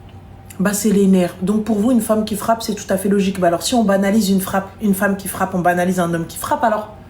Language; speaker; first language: French; native; French